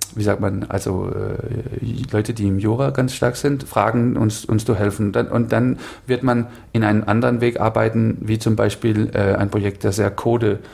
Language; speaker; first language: German; non-native, learner; Danish